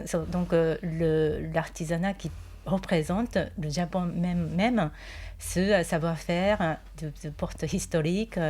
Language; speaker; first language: French; non-native, fluent; Japanese